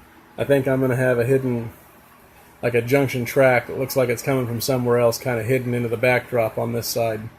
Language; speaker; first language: English; native; English